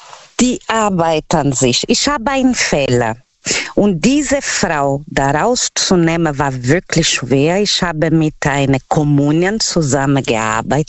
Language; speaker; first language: German; non-native, learner; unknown